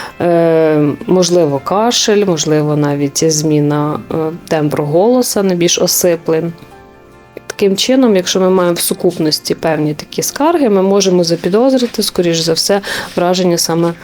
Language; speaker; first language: Ukrainian; native; Ukrainian